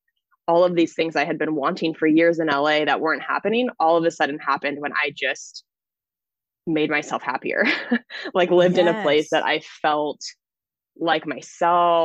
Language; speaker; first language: English; native; English